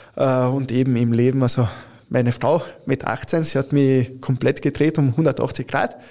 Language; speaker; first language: German; early bilingual, other home language; Italian